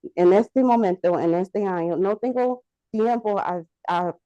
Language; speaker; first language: Spanish; non-native, learner; English